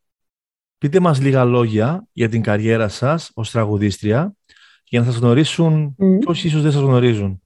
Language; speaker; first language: Greek; native; Greek